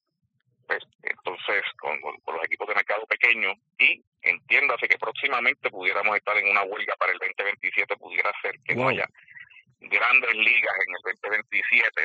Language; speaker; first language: Spanish; native; Spanish